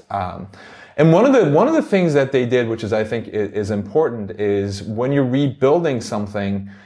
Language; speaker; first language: English; non-native, fluent; Turkish